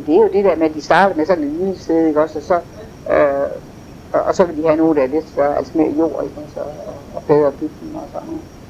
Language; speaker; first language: Danish; native; Danish